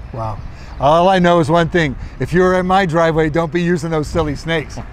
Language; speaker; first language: English; native; English